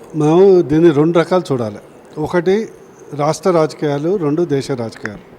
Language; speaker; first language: Telugu; native; Telugu